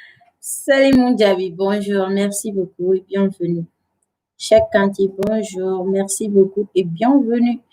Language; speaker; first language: French; non-native, local second language; Bambara